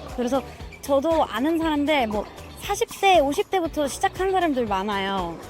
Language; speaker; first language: Korean; non-native, fluent; English